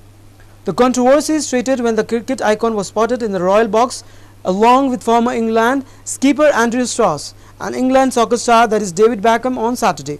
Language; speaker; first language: English; non-native, local second language; Urdu